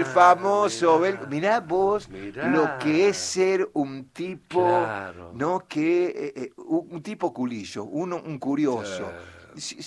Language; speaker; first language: Spanish; native; Spanish